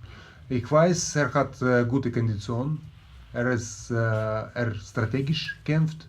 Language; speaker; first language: German; non-native, learner; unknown